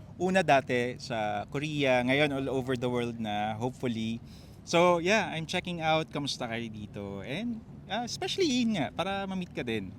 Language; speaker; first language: Filipino; native; Filipino